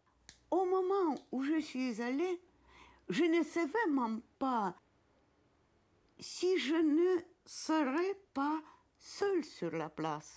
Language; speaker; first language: French; non-native, fluent; Russian